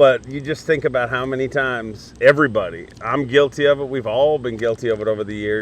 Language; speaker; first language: English; native; English